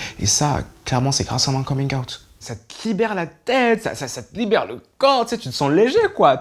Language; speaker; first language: French; non-native, local second language; Rundi